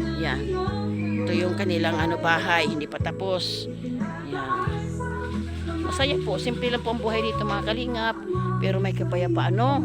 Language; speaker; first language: Filipino; non-native, local second language; Masbatenyo